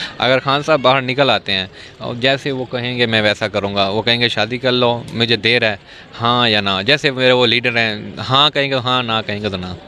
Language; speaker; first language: Urdu; non-native, local second language; Punjabi